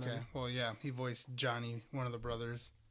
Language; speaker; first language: English; native; English